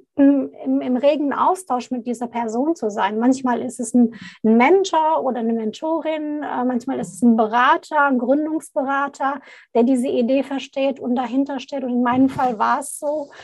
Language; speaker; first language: German; non-native, fluent; Arabic